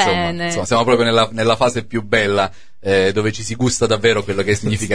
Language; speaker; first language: Italian; native; Italian